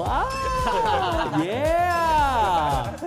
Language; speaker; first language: Korean; native; Korean